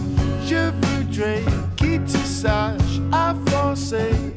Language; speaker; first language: French; non-native, learner; English